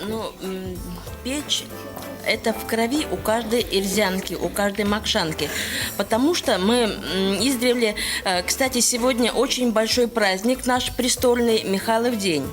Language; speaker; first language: Russian; non-native, local second language; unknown